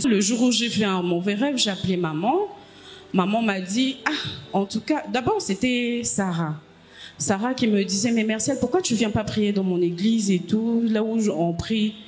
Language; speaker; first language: French; non-native, local second language; Lingala